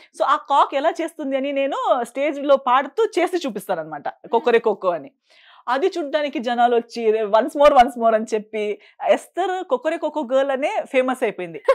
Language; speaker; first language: Telugu; non-native, fluent; Konkani